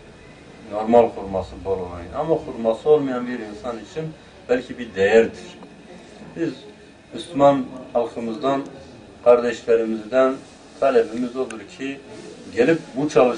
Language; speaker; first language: Turkish; native; Turkish